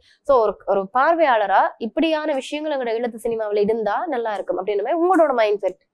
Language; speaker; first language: Tamil; native; Tamil